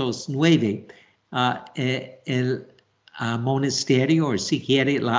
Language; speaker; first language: Spanish; non-native, fluent; English